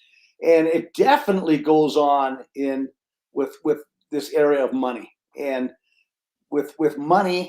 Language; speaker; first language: English; native; English